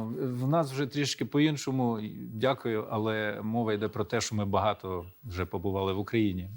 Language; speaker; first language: Ukrainian; early bilingual, heritage; Ukrainian